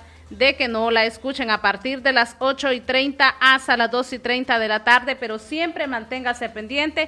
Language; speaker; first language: Spanish; native; Spanish